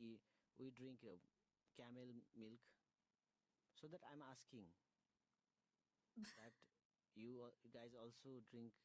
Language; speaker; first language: English; non-native, learner; Nepali